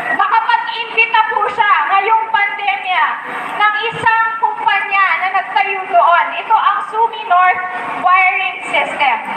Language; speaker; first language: Filipino; native; Filipino